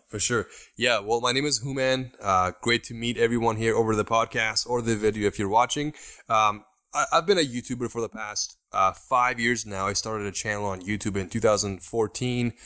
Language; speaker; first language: English; non-native, fluent; Persian